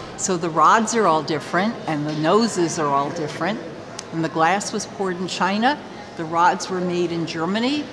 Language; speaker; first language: English; native; English